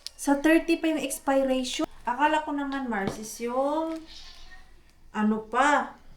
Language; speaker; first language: Filipino; non-native, local second language; Cebuano